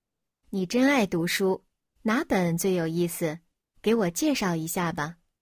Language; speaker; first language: Chinese; non-native, learner; Vietnamese